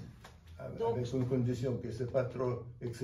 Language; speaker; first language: French; non-native, fluent; Russian